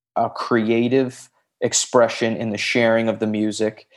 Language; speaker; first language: English; native; English